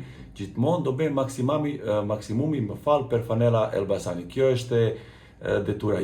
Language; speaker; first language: Albanian; non-native, learner; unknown